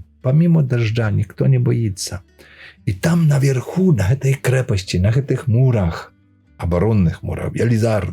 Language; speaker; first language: Polish; non-native, learner; Belarusian